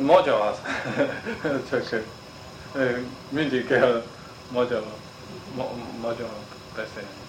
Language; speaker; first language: Hungarian; non-native, learner; Chinese